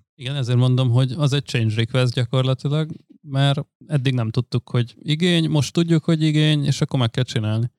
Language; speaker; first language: Hungarian; native; Hungarian